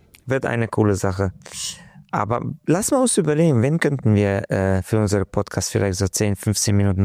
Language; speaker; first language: German; non-native, local second language; Hungarian